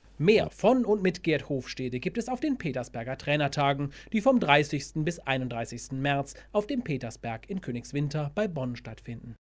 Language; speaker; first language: German; native; German